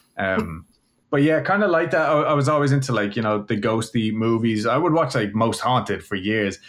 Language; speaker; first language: English; native; English